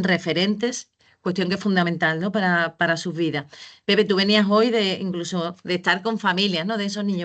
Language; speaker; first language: Spanish; native; Spanish